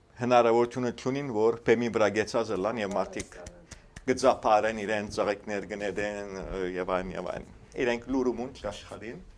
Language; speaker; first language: Armenian; early bilingual, heritage; Armenian